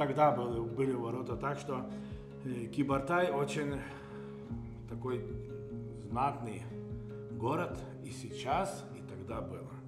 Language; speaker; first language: Russian; non-native, local second language; Lithuanian